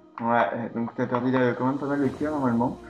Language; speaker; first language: French; native; French